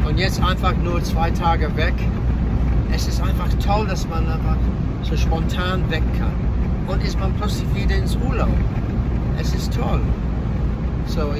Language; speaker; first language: German; non-native, fluent; English